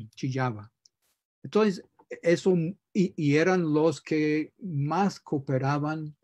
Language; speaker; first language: Spanish; non-native, fluent; English